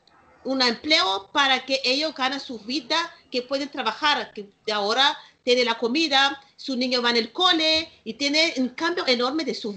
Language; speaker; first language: Spanish; non-native, learner; Malagasy